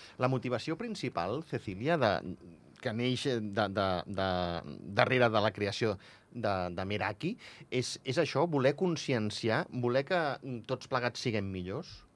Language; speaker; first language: Catalan; native; Catalan